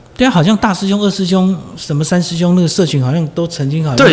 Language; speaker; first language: Chinese; native; Chinese